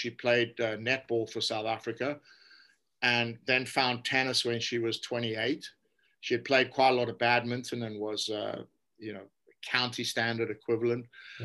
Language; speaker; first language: English; native; English